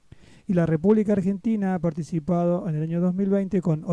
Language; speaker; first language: Spanish; native; Spanish